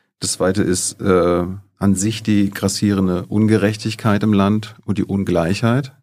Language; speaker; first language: German; native; German